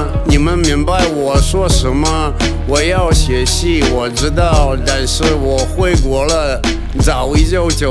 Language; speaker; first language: Chinese; non-native, learner; Russian